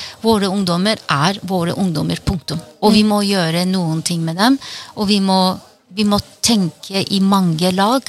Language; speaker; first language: Norwegian; non-native, fluent; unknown